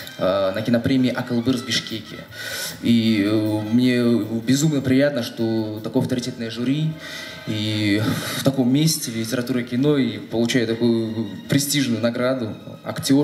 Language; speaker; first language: Russian; non-native, local second language; Tajik